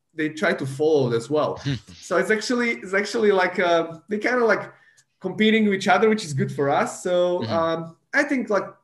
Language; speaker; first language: English; non-native, fluent; Slovak